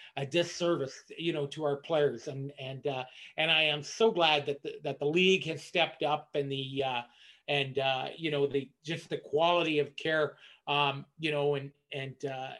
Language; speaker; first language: English; native; English